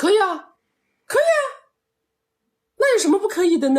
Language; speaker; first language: Chinese; native; Chinese